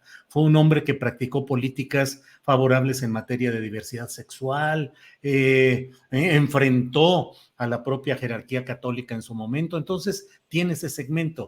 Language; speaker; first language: Spanish; native; Spanish